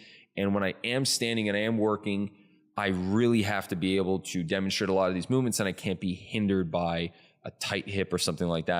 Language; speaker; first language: English; native; English